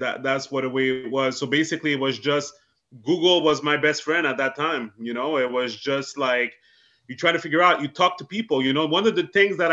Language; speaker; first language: English; native; English